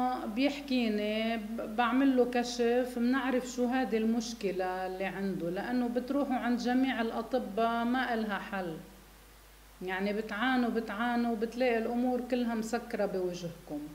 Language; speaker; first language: Arabic; native; Arabic